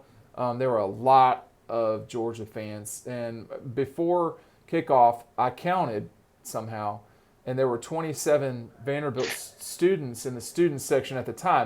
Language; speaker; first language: English; native; English